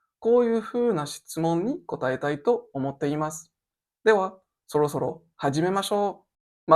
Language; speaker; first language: Japanese; non-native, learner; French